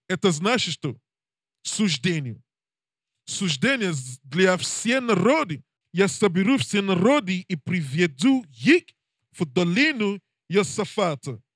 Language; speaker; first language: Russian; non-native, learner; English